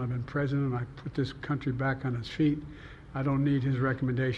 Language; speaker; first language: English; native; English